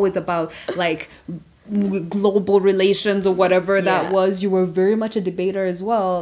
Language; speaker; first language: English; non-native, local second language; Kinyarwanda